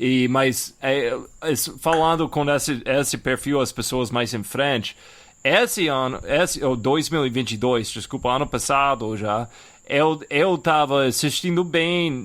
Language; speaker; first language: Portuguese; non-native, fluent; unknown